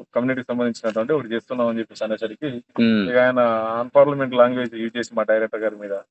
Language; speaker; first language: Telugu; non-native, local second language; Lambadi